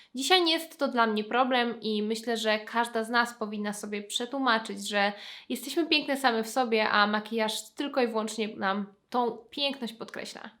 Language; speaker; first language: Polish; native; Polish